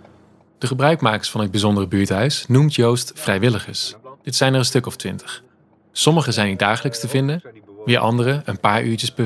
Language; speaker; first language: Dutch; native; Dutch